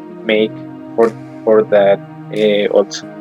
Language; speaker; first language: English; non-native, learner; Spanish